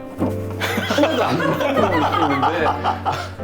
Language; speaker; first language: Korean; native; Korean